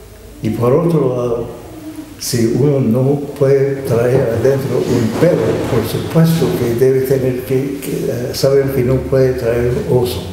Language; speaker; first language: Spanish; non-native, fluent; English